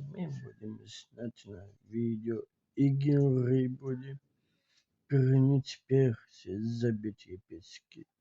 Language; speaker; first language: Russian; non-native, learner; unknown